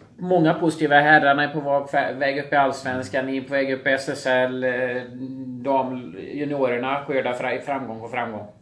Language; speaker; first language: Swedish; native; Swedish